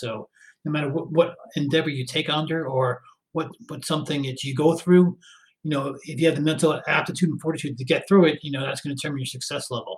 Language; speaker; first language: English; native; English